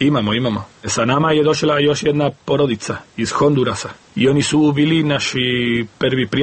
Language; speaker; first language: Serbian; non-native, learner; Spanish